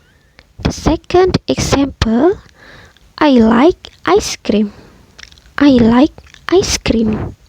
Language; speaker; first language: English; non-native, fluent; Indonesian